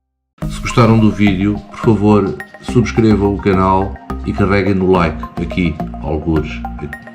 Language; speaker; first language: Portuguese; native; Portuguese